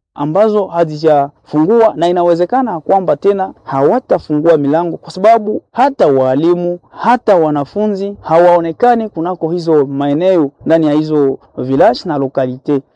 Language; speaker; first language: Swahili; native; Swahili